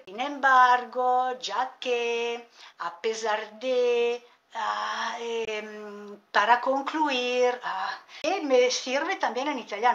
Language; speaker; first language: Spanish; non-native, fluent; Italian